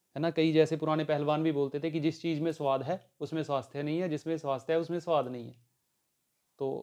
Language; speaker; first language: Hindi; native; Hindi